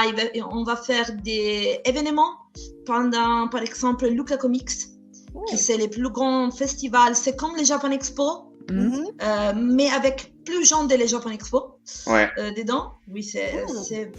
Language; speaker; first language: French; non-native, fluent; Italian